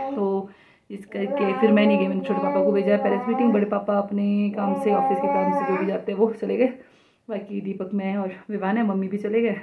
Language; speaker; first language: Hindi; non-native, local second language; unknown